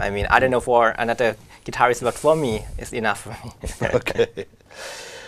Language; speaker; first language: English; non-native, fluent; Thai